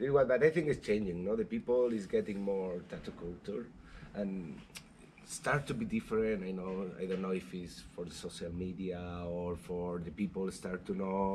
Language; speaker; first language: English; non-native, learner; Spanish